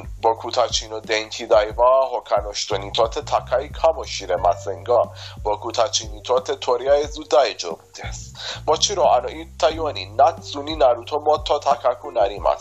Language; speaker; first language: Japanese; non-native, fluent; Persian